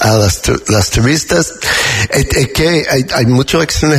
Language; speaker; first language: Spanish; non-native, learner; English